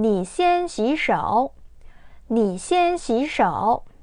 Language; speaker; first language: Chinese; non-native, fluent; Korean